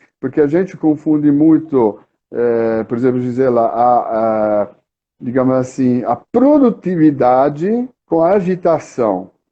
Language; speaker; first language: Portuguese; non-native, fluent; Italian